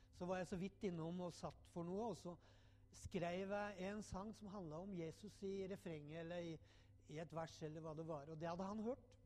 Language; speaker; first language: Norwegian; native; Norwegian